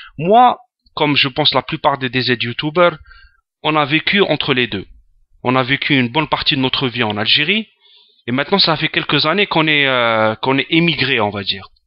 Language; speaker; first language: French; non-native, local second language; Arabic